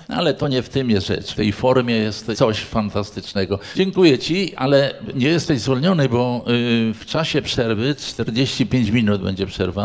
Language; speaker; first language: Polish; native; Polish